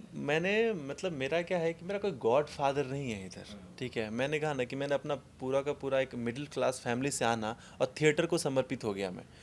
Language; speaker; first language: Hindi; non-native, local second language; Maithili